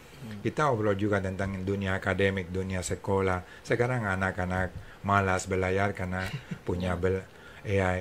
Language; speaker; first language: Indonesian; non-native, fluent; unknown